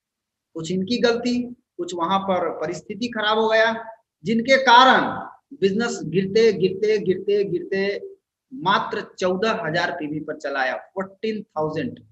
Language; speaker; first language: Hindi; native; Hindi